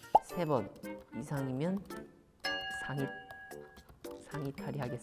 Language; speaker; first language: Korean; native; Korean